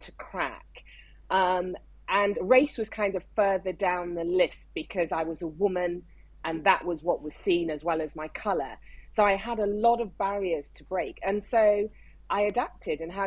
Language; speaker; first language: English; non-native, local second language; Yoruba